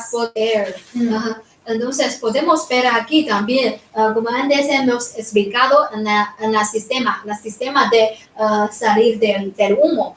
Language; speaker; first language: Spanish; non-native, fluent; Chinese